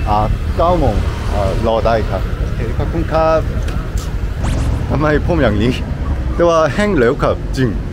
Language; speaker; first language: Thai; non-native, learner; Korean